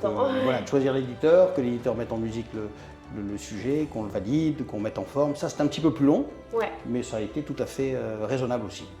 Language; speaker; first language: French; native; French